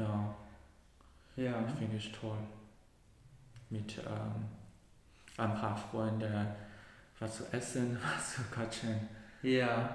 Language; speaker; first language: German; non-native, learner; Cantonese